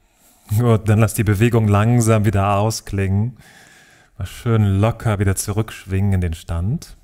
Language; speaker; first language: German; native; German